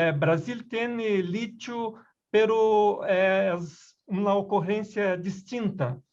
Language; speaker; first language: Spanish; non-native, learner; Portuguese